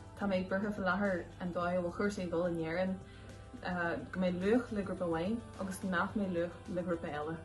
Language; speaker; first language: Irish; native; Irish